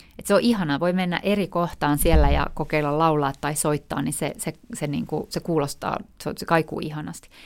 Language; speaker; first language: Finnish; native; Finnish